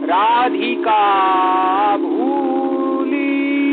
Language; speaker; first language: Hindi; non-native, local second language; Gujarati